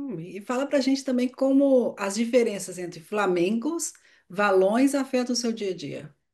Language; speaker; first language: Portuguese; native; Portuguese